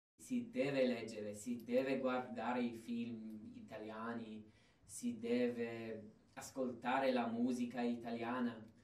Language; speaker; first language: Italian; non-native, fluent; English